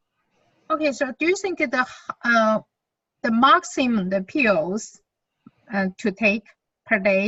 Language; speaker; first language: English; non-native, learner; Chinese